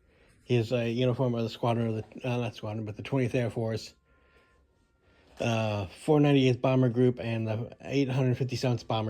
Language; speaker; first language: English; native; English